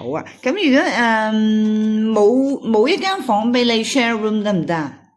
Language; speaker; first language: Cantonese; native; Cantonese